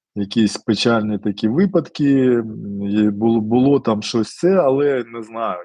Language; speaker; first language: Ukrainian; non-native, local second language; Russian